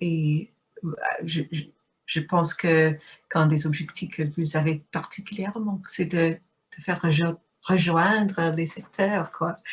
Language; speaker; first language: French; non-native, fluent; English